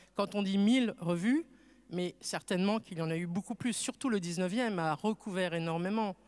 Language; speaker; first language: French; native; French